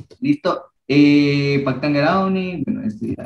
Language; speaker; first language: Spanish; non-native, local second language; Quechua